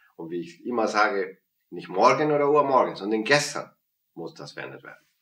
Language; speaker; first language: German; non-native, fluent; Spanish